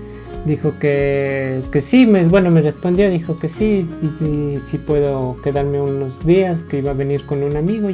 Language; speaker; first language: Spanish; native; Spanish